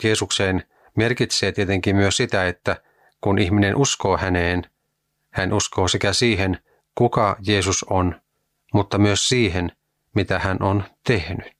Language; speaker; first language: Finnish; native; Finnish